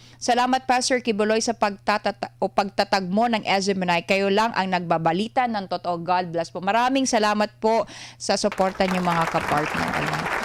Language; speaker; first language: Filipino; non-native, local second language; Cebuano